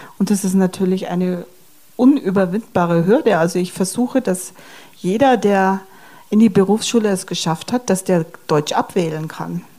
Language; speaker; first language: German; native; German